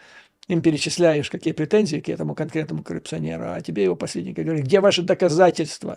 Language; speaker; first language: Russian; native; Russian